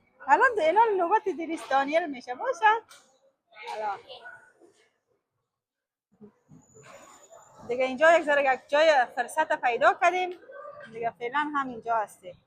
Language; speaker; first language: Persian; native; Persian